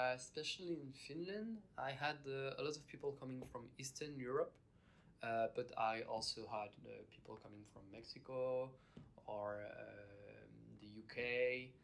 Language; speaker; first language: English; non-native, fluent; French